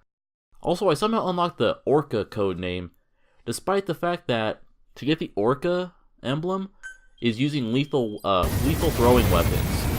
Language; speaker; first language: English; native; English